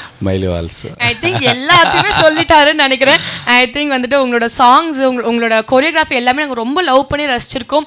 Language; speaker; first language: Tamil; native; Tamil